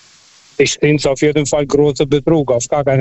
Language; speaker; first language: German; non-native, fluent; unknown